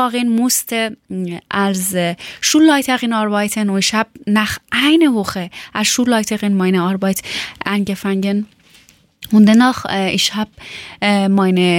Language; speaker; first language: German; non-native, fluent; Persian